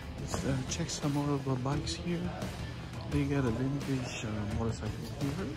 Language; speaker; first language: English; non-native, fluent; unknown